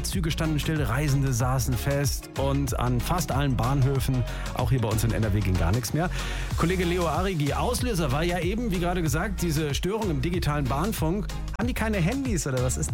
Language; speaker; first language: German; native; German